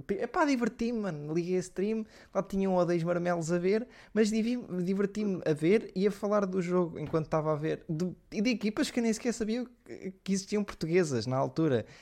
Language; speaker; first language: Portuguese; native; Portuguese